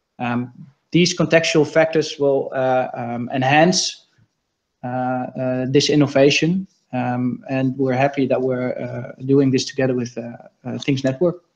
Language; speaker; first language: English; non-native, fluent; Dutch